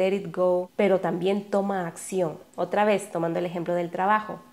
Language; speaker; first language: Spanish; native; Spanish